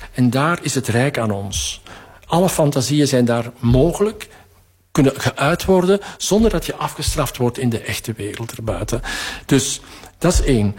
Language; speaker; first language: Dutch; native; Dutch